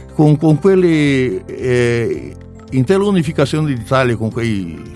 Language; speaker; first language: Italian; non-native, learner; Portuguese